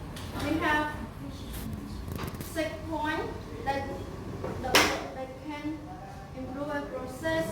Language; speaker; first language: English; non-native, learner; Khmer